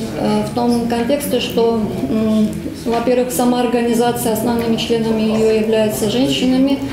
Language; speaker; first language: Russian; native; Russian